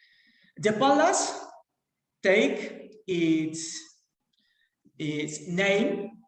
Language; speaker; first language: English; non-native, learner; Spanish